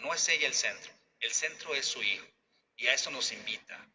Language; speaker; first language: Spanish; native; Spanish